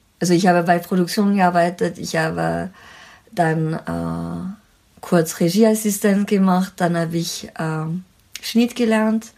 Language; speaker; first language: German; non-native, fluent; French